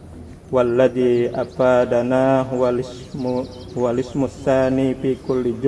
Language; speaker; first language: Arabic; non-native, learner; Indonesian